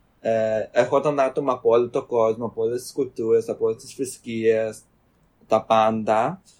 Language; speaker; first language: Greek; early bilingual, other home language; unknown